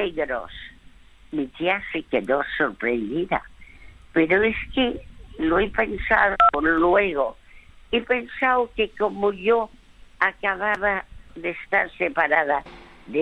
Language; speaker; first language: Spanish; early bilingual, other home language; French